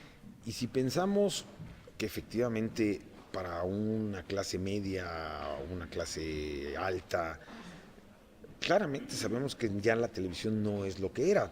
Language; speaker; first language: Spanish; native; Spanish